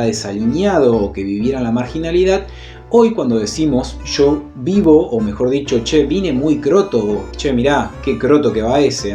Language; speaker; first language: Spanish; native; Spanish